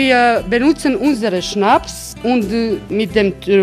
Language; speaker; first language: German; early bilingual, other home language; Croatian